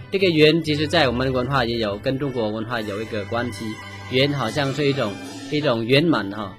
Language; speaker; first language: Chinese; non-native, fluent; Vietnamese